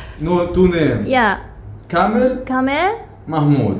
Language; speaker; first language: English; non-native, learner; Arabic